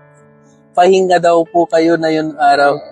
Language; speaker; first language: Filipino; non-native, local second language; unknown